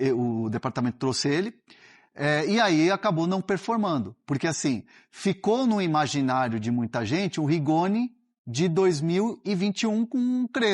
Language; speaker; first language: Portuguese; native; Portuguese